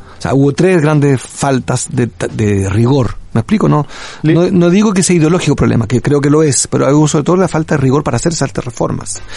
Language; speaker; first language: Spanish; native; Spanish